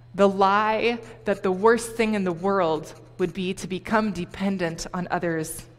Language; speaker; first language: English; native; English